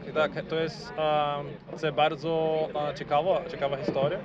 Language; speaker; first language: Ukrainian; non-native, fluent; Portuguese